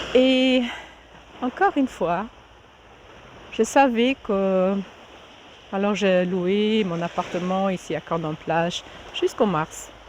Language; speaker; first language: French; non-native, fluent; German